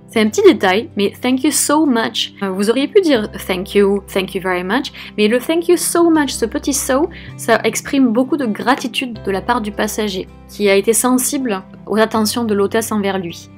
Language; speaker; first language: French; native; French